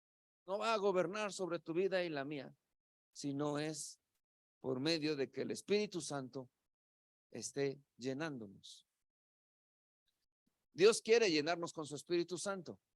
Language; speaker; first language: Spanish; native; Spanish